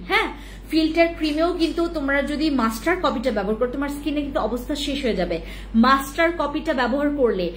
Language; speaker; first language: Bangla; native; Bangla